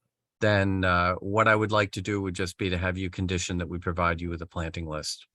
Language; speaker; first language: English; native; English